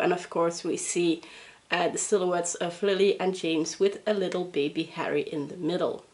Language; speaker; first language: English; non-native, fluent; Dutch